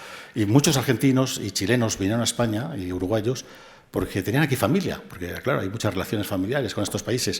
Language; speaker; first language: Spanish; native; Spanish